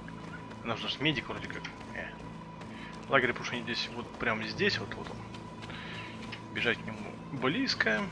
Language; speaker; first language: Russian; native; Russian